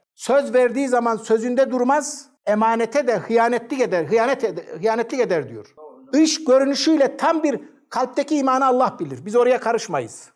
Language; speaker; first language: Turkish; native; Turkish